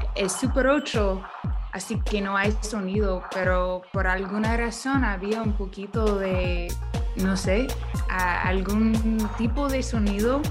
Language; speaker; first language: Spanish; non-native, learner; English